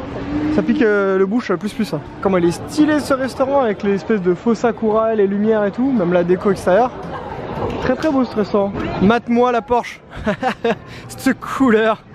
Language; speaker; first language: French; native; French